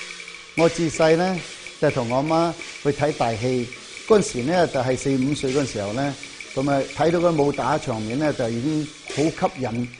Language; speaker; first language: Cantonese; native; Cantonese